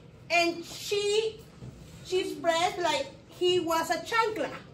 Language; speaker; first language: English; non-native, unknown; Spanish